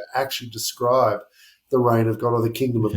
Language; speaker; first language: English; native; English